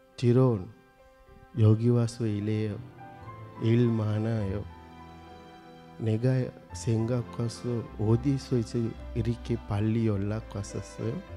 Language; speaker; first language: Korean; non-native, learner; Sinhala